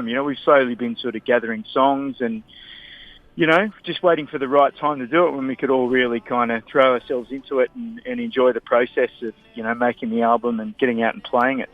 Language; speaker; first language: English; native; English